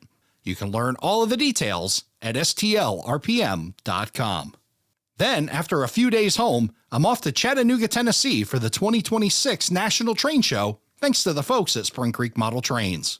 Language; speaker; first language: English; native; English